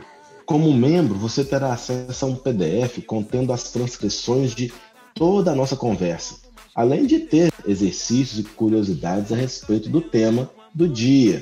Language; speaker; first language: Portuguese; native; Portuguese